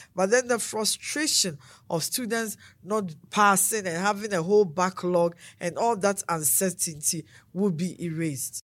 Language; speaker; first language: English; non-native, local second language; Akan